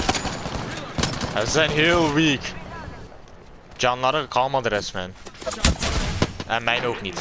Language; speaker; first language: Dutch; early bilingual, other home language; Turkish